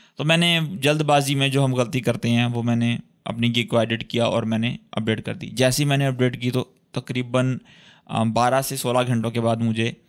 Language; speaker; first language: Urdu; native; Urdu